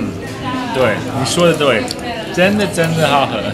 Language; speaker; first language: Chinese; non-native, learner; German